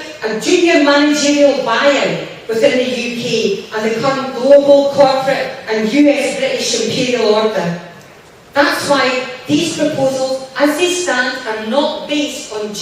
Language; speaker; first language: English; native; English